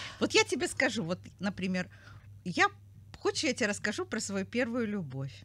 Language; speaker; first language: Russian; native; Russian